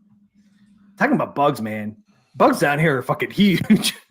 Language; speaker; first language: English; native; English